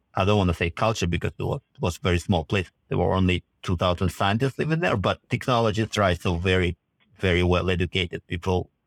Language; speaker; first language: English; non-native, fluent; Russian